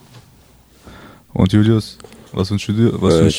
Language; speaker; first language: German; early bilingual, other home language; Albanian